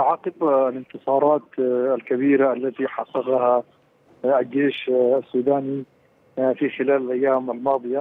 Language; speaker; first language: Arabic; native; Arabic